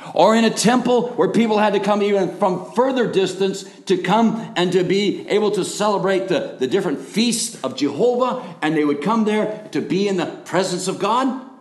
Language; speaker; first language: English; native; English